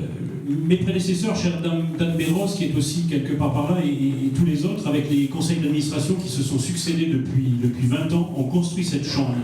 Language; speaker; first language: French; native; French